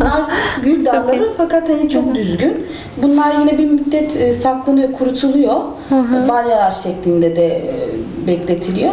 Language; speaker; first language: Turkish; native; Turkish